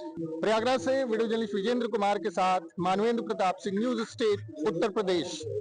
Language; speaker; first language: Hindi; native; Hindi